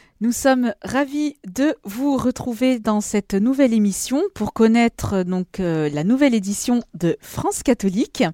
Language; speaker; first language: French; native; French